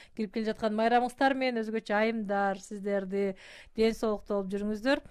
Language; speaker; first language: Kyrgyz; native; Kyrgyz